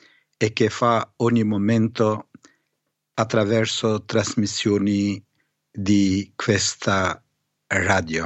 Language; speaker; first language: Italian; non-native, fluent; Albanian